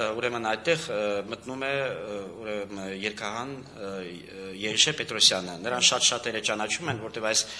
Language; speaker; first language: Armenian; native; Armenian